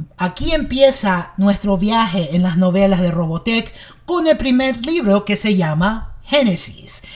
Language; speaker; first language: Spanish; early bilingual, heritage; English